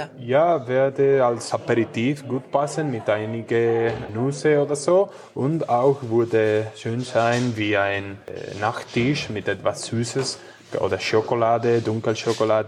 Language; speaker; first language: German; non-native, learner; Spanish